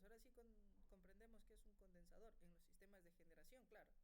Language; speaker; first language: Spanish; native; Spanish